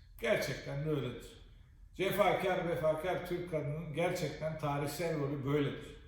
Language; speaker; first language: Turkish; native; Turkish